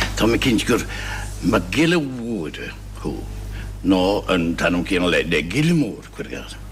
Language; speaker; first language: Irish; non-native, fluent; English